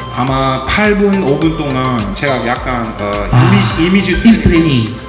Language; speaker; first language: Korean; non-native, fluent; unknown